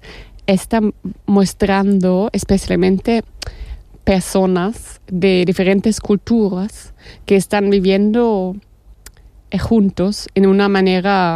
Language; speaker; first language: Spanish; non-native, fluent; German